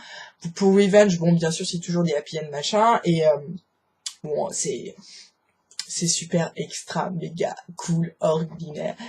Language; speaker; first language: French; native; French